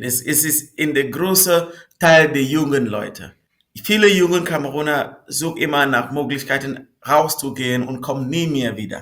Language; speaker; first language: German; non-native, fluent; Northern Sotho